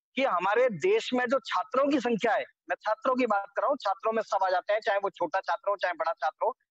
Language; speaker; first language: Hindi; native; Hindi